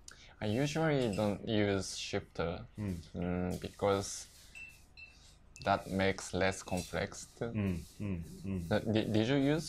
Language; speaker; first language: English; non-native, learner; Japanese